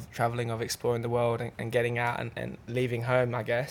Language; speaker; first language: English; native; English